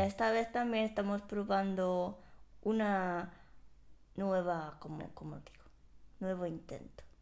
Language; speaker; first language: Spanish; non-native, fluent; Japanese